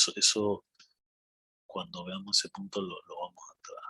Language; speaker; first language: Spanish; native; Spanish